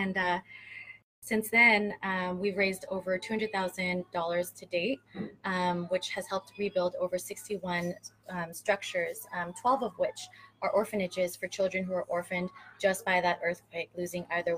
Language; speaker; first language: English; native; English